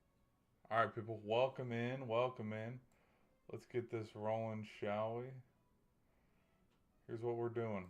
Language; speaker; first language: English; native; English